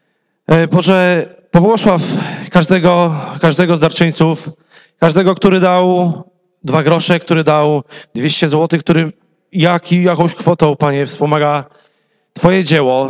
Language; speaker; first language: Polish; native; Polish